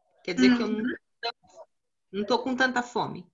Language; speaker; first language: Portuguese; native; Portuguese